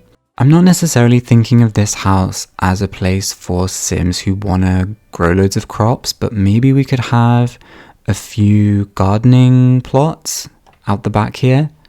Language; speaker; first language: English; native; English